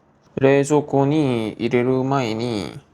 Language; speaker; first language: Japanese; non-native, learner; Korean